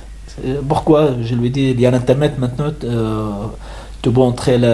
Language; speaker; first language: French; non-native, learner; Arabic